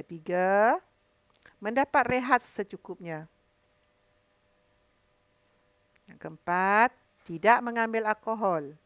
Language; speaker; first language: Malay; native; Malay